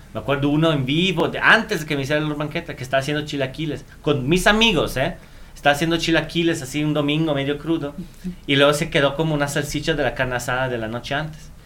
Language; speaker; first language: Spanish; non-native, fluent; Italian